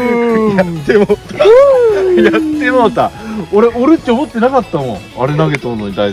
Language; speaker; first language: Japanese; native; Japanese